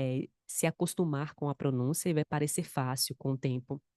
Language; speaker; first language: Portuguese; non-native, fluent; Spanish